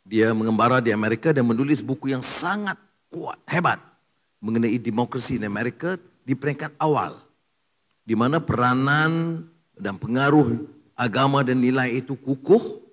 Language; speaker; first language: Malay; native; Malay